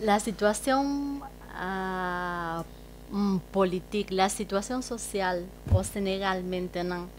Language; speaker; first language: French; non-native, fluent; Spanish